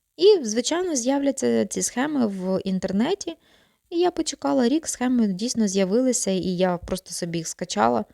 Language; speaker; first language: Ukrainian; non-native, local second language; Russian